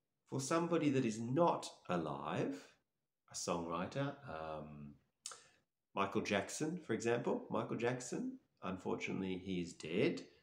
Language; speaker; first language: English; native; English